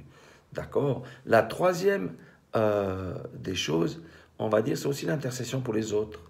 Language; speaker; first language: French; native; French